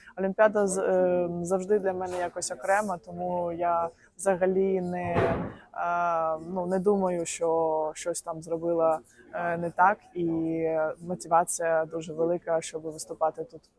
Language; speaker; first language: Ukrainian; non-native, local second language; Russian